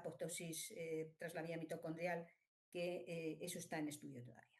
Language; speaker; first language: Spanish; native; Spanish